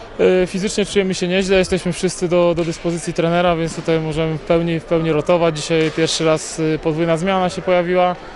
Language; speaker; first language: Polish; native; Polish